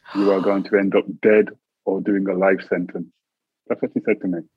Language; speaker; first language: English; native; English